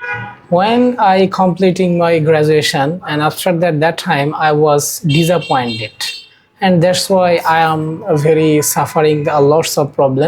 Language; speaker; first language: English; non-native, learner; Bangla